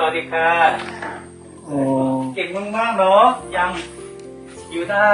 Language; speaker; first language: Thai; non-native, fluent; Korean